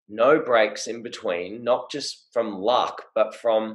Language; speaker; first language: English; native; English